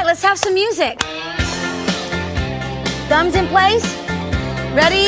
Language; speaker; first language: English; native; English